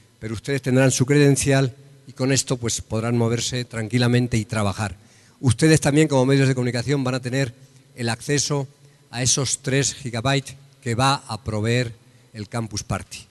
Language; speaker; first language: Spanish; native; Spanish